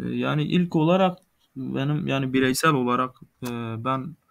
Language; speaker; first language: Turkish; non-native, local second language; Kurdish